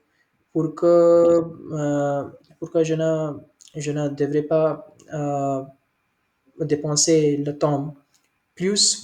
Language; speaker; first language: French; non-native, learner; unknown